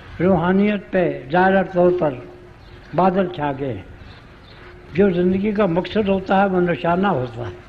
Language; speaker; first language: Urdu; non-native, local second language; Punjabi